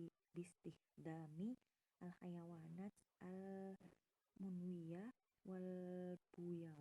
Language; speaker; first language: Arabic; non-native, learner; Indonesian